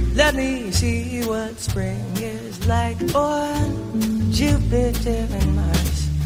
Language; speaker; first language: English; non-native, fluent; Polish